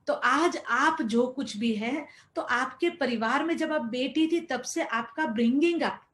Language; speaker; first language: Hindi; non-native, local second language; Gujarati